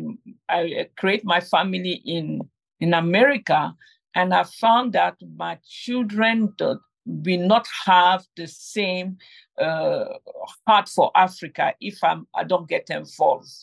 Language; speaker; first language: English; non-native, local second language; French